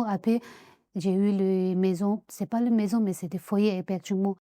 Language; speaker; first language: French; non-native, learner; Tibetan